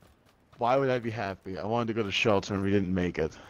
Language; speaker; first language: English; native; English